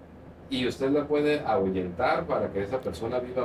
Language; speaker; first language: Spanish; native; Spanish